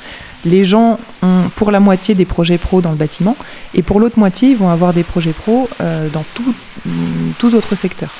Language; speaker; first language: French; native; French